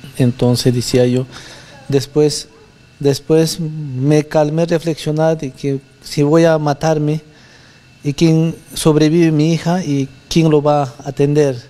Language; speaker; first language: Spanish; native; Spanish